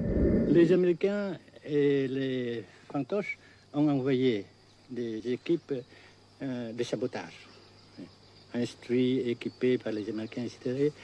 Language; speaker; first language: French; non-native, fluent; Vietnamese